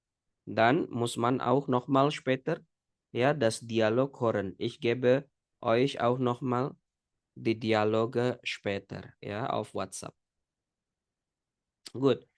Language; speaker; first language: German; non-native, fluent; Indonesian